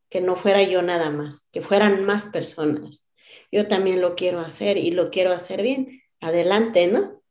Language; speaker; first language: Spanish; non-native, local second language; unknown